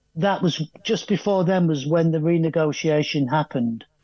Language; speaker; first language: English; native; English